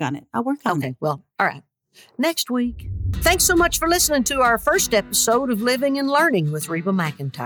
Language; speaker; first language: English; native; English